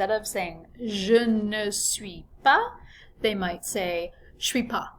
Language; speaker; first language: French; non-native, fluent; English